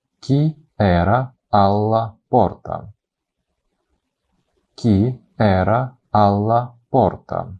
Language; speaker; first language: Italian; non-native, fluent; Ukrainian